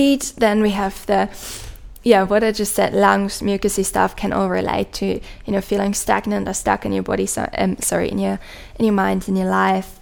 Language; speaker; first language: English; non-native, fluent; German